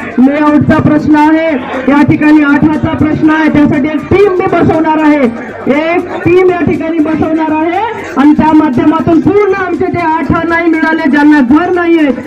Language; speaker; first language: Marathi; native; Marathi